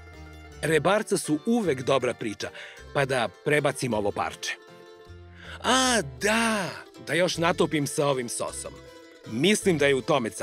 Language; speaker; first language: Serbian; native; Serbian